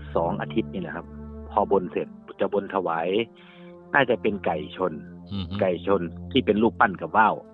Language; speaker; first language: Thai; native; Thai